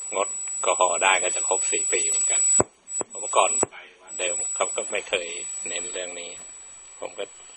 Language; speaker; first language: Thai; native; Thai